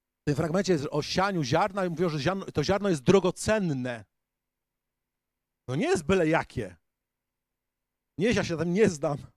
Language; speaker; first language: Polish; native; Polish